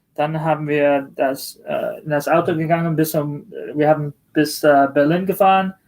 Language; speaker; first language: German; early bilingual, other home language; English